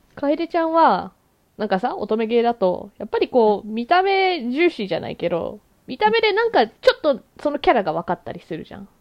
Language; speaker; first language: Japanese; early bilingual, heritage; Japanese